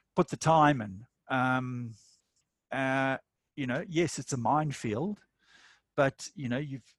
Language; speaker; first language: English; native; English